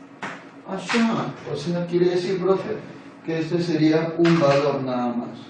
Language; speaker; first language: Spanish; native; Spanish